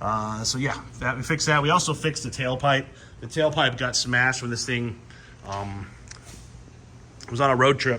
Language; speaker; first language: English; native; English